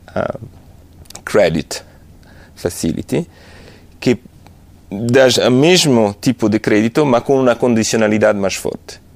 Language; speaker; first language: Portuguese; non-native, fluent; Italian